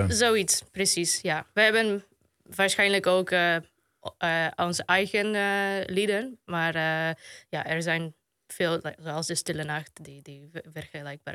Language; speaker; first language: Dutch; non-native, fluent; Polish